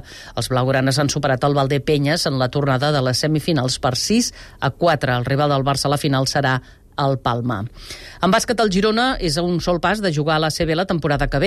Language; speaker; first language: Catalan; native; Catalan